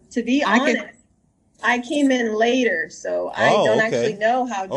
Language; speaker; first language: English; native; English